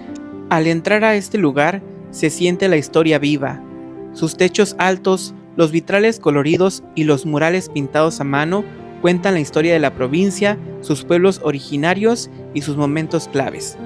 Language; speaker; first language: Spanish; native; Spanish